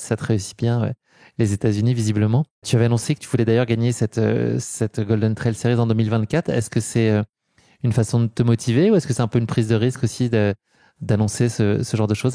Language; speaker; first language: French; native; French